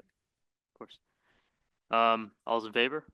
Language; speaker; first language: English; native; English